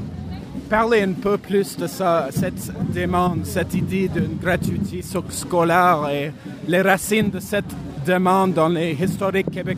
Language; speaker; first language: French; non-native, learner; English